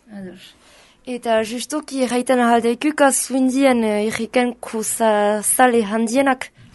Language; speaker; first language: Basque; native; Basque